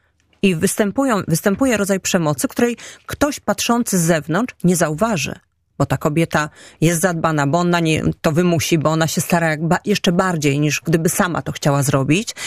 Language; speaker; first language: Polish; native; Polish